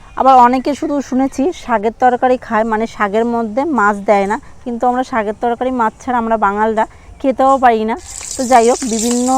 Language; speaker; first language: Bangla; native; Bangla